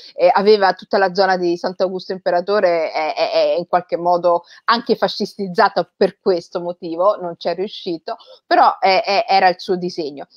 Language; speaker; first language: Italian; native; Italian